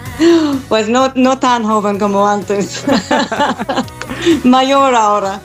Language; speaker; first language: Spanish; non-native, learner; English